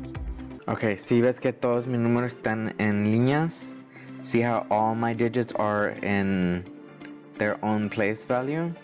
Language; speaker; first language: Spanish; early bilingual, heritage; Spanish